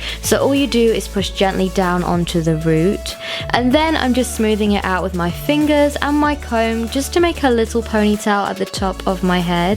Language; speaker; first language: English; native; English